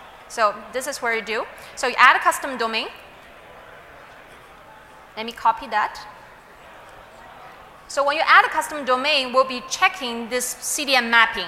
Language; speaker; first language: English; non-native, fluent; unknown